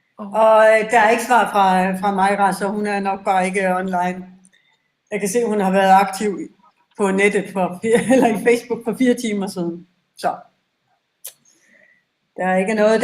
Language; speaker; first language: Danish; native; Danish